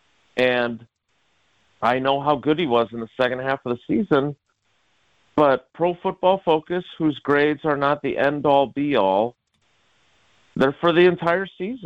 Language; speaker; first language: English; native; English